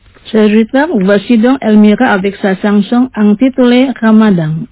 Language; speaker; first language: French; non-native, fluent; Indonesian